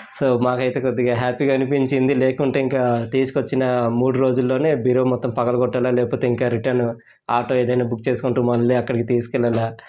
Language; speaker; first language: Telugu; native; Telugu